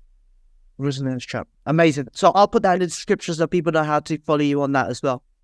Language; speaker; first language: English; native; English